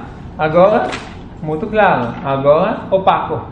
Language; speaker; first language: Portuguese; non-native, fluent; Spanish